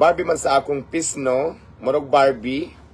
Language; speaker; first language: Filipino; non-native, local second language; Cebuano